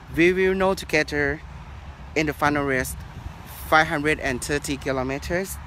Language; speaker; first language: English; non-native, learner; Thai